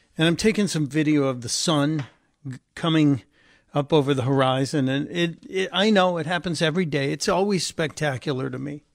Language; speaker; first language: English; native; English